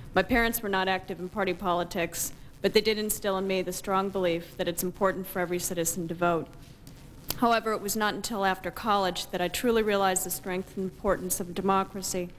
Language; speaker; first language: English; native; English